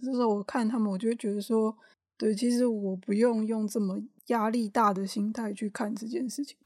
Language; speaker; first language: Chinese; native; Chinese